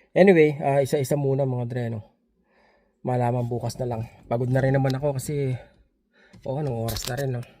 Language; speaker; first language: Filipino; native; Filipino